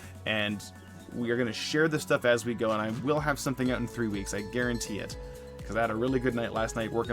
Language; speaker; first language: English; native; English